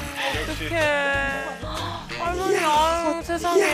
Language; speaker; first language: Korean; native; Korean